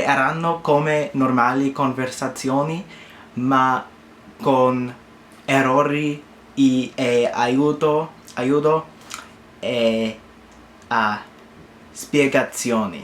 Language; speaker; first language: Italian; non-native, learner; English